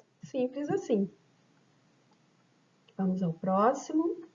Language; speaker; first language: Portuguese; native; Portuguese